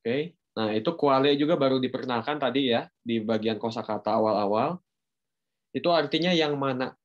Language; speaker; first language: Indonesian; native; Indonesian